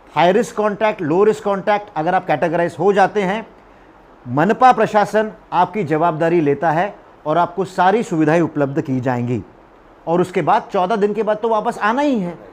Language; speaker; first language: Hindi; non-native, local second language; Marathi